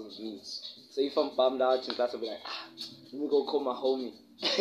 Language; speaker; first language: English; non-native, local second language; Xhosa